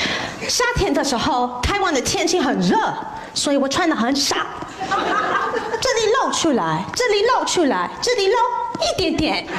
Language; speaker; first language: Chinese; non-native, fluent; English